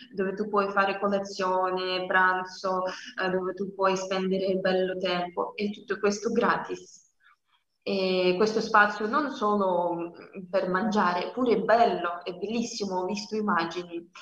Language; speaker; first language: Italian; non-native, learner; Russian